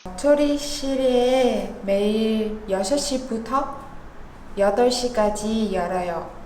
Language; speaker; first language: Korean; non-native, learner; Vietnamese